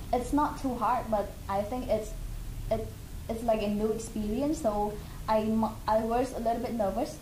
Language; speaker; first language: English; non-native, fluent; Khmer